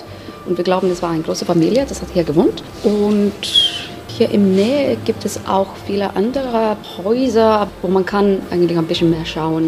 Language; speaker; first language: German; non-native, learner; Icelandic